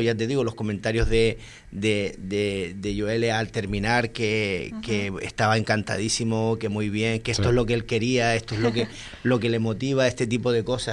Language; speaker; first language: Spanish; native; Spanish